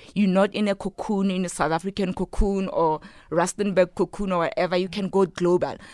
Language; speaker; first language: English; non-native, local second language; Tswana